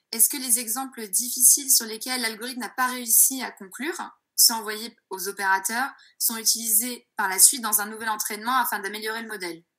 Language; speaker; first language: French; native; French